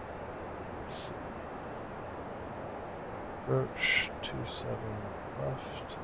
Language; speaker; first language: English; native; English